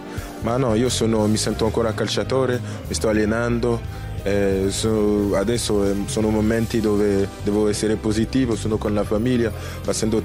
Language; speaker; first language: Italian; non-native, fluent; French